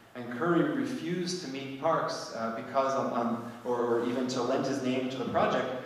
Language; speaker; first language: English; native; English